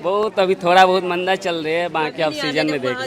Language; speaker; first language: Hindi; native; Hindi